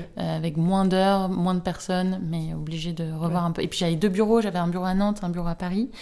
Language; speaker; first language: French; native; French